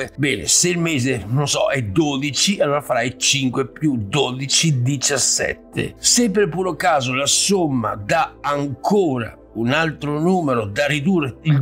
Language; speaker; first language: Italian; native; Italian